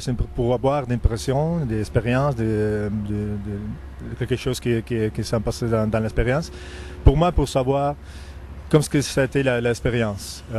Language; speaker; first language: French; non-native, fluent; Spanish